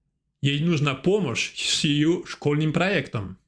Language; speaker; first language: Russian; non-native, fluent; French